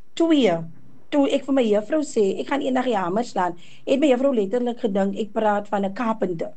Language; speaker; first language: Afrikaans; native; Afrikaans